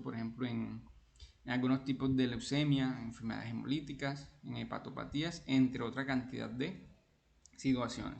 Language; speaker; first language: Spanish; native; Spanish